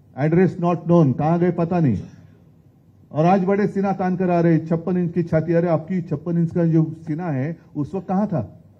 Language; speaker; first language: Hindi; non-native, local second language; Marathi